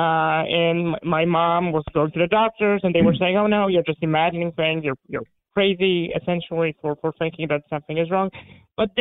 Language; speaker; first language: English; non-native, fluent; Polish